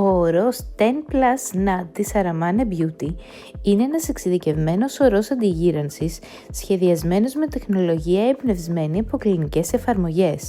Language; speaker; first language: Greek; native; Greek